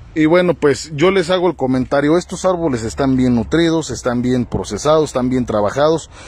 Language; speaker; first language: Spanish; native; Spanish